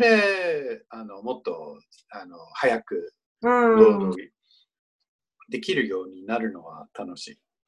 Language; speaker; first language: Japanese; non-native, fluent; English